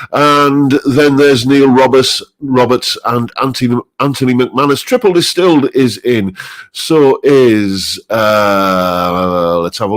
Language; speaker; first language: English; native; English